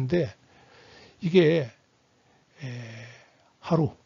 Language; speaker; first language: Korean; native; Korean